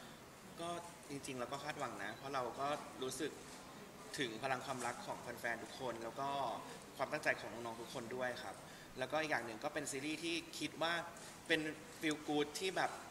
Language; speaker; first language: Thai; native; Thai